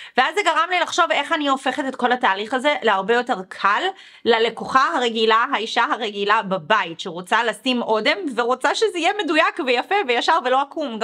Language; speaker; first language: Hebrew; early bilingual, other home language; English